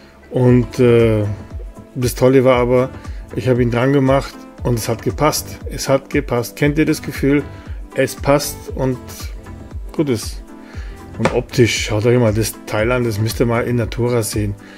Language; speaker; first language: German; native; German